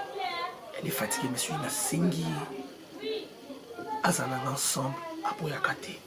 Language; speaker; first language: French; non-native, local second language; Lingala